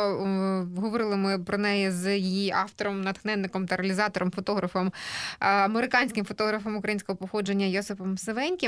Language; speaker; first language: Ukrainian; native; Ukrainian